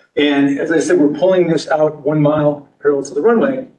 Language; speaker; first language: English; native; English